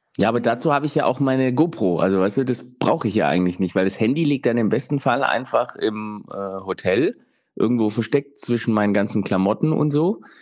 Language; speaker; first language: German; early bilingual, other home language; Italian